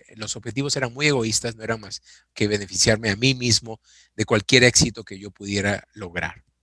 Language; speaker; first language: Spanish; native; Spanish